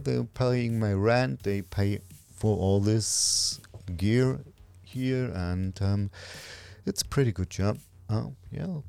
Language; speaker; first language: English; non-native, learner; German